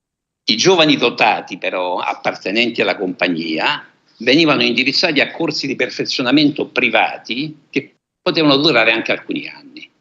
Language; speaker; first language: Italian; native; Italian